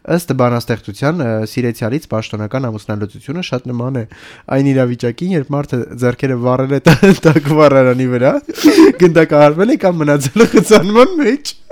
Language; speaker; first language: Armenian; native; Armenian